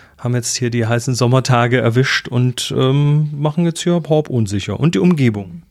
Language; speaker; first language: German; native; German